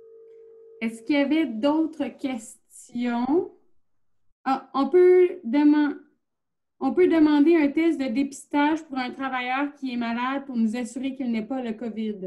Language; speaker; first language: French; native; French